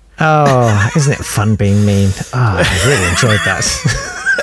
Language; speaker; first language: English; native; English